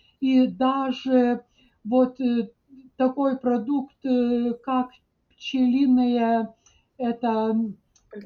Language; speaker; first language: Russian; non-native, fluent; Lithuanian